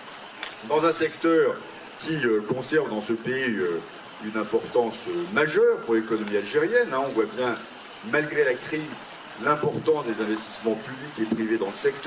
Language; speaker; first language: French; native; French